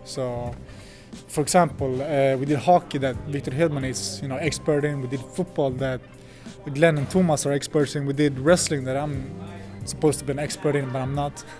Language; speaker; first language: English; non-native, fluent; Swedish